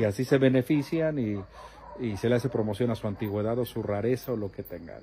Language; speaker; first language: Spanish; native; Spanish